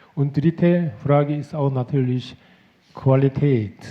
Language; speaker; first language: German; non-native, fluent; Korean